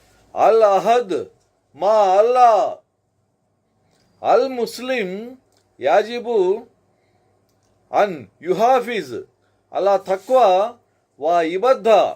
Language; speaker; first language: Arabic; non-native, learner; Telugu